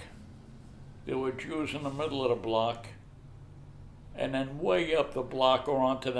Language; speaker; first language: English; early bilingual, other home language; Yiddish